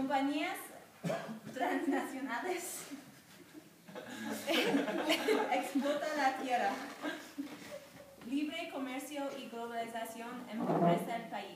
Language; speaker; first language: Spanish; non-native, learner; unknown